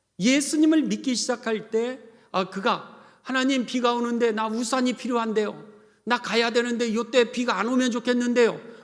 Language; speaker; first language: Korean; native; Korean